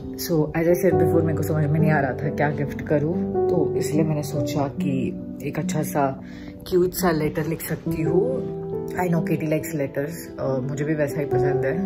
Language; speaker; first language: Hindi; non-native, local second language; Marathi